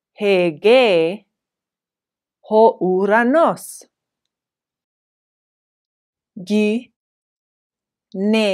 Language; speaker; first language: Greek; non-native, fluent; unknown